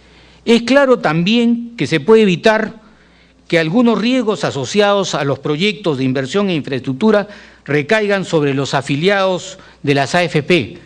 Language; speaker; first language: Spanish; native; Spanish